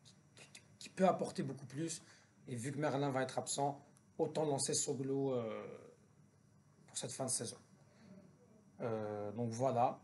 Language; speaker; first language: French; native; French